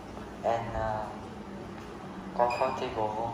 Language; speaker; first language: English; non-native, learner; Vietnamese